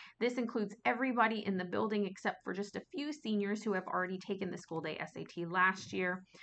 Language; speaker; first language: English; native; English